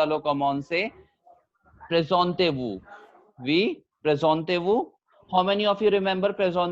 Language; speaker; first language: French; non-native, fluent; Hindi